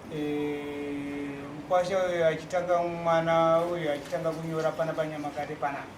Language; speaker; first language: Shona; native; Shona